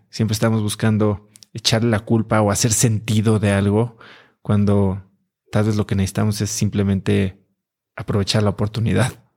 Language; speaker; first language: Spanish; native; Spanish